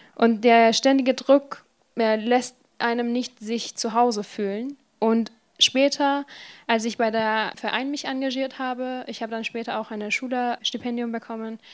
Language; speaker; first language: German; non-native, fluent; Persian